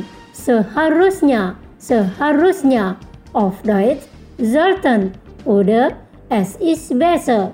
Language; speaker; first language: German; non-native, fluent; Indonesian